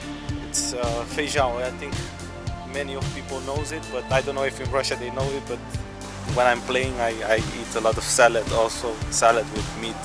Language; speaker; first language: English; non-native, learner; Portuguese